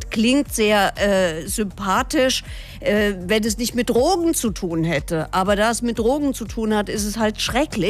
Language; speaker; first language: German; native; German